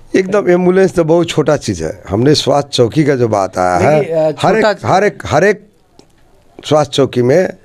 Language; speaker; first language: Hindi; non-native, local second language; Bhojpuri